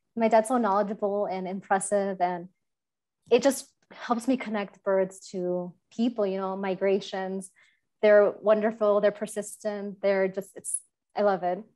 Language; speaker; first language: English; native; English